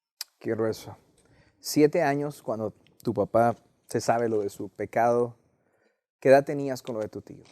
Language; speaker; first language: Spanish; native; Spanish